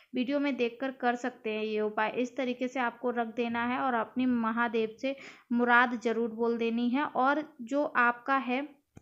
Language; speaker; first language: Hindi; native; Hindi